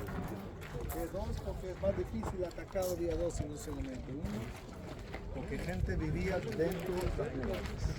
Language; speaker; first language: Spanish; non-native, fluent; Hebrew